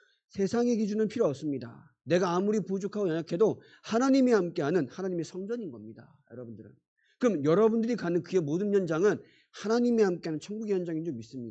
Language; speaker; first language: Korean; native; Korean